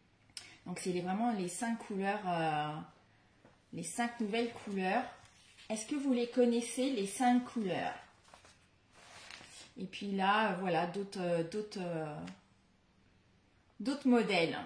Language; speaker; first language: French; native; French